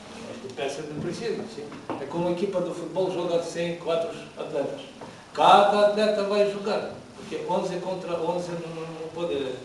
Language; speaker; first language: Portuguese; non-native, learner; Ukrainian